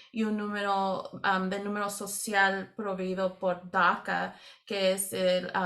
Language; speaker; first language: Spanish; early bilingual, heritage; Spanish